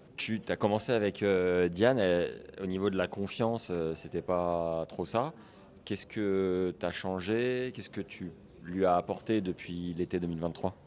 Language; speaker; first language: French; native; French